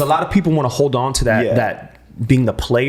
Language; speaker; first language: English; native; English